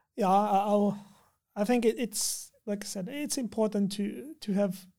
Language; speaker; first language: English; non-native, fluent; Portuguese